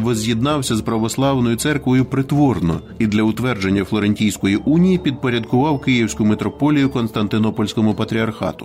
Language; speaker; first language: Ukrainian; native; Ukrainian